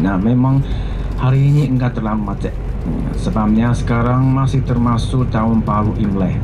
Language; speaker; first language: Indonesian; non-native, fluent; Chinese